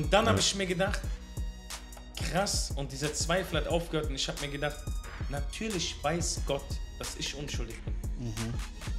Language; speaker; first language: German; native; German